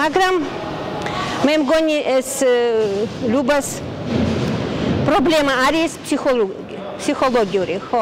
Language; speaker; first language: Georgian; non-native, local second language; Russian